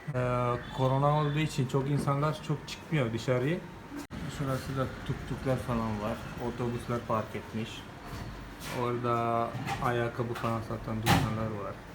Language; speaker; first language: Turkish; non-native, fluent; Malayalam